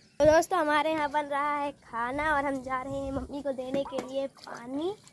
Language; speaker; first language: Hindi; native; Hindi